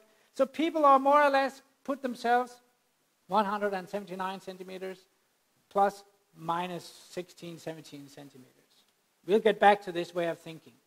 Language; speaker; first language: English; non-native, fluent; Danish